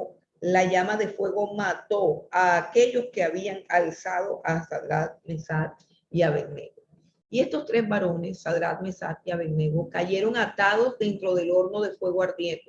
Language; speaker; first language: Spanish; native; Spanish